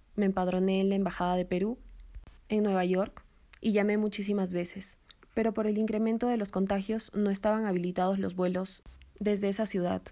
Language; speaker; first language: Spanish; native; Spanish